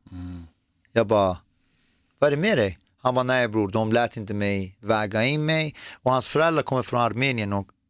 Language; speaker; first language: Swedish; early bilingual, other home language; Persian